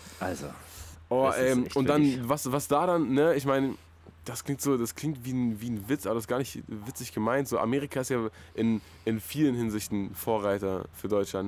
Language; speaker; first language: German; native; German